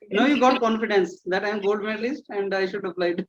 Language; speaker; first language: English; non-native, local second language; Hindi